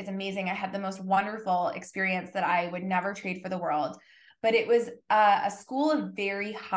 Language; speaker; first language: English; native; English